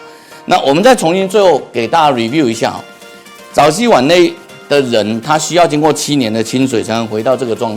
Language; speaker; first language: Chinese; native; Chinese